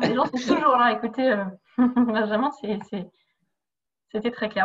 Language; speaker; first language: French; native; French